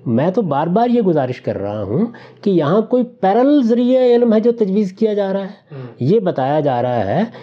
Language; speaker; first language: Urdu; non-native, local second language; Punjabi